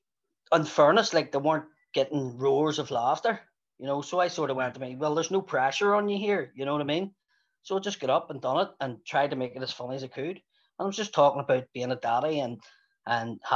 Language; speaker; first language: English; native; English